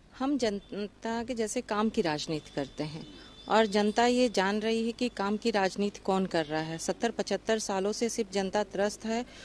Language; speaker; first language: Hindi; native; Hindi